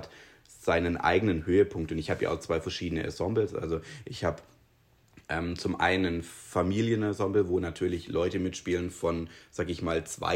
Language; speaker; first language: German; native; German